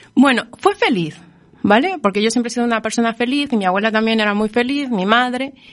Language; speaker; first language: Spanish; native; Spanish